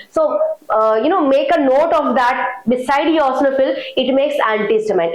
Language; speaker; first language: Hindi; non-native, local second language; Marathi